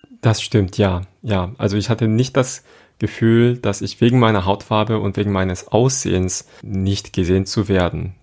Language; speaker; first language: German; non-native, fluent; Korean